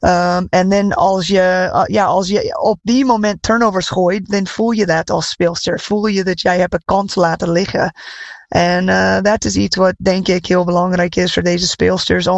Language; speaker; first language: Dutch; non-native, fluent; English